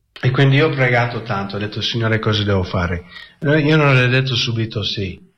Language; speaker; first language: Italian; non-native, fluent; English